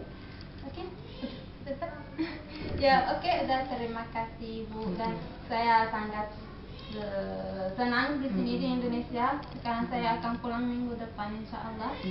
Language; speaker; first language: Indonesian; non-native, learner; Arabic